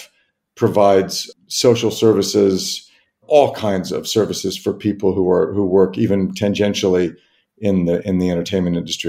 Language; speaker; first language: English; native; English